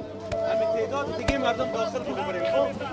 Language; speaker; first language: Persian; native; Persian